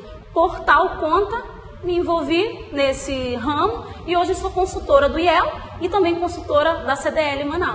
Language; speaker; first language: Portuguese; native; Portuguese